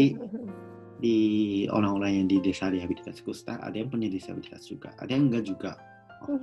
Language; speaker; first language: Indonesian; non-native, local second language; Japanese